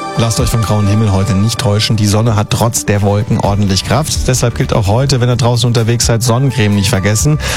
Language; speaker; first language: German; native; German